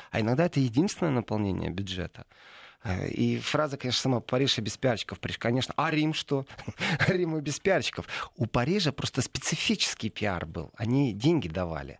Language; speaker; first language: Russian; native; Russian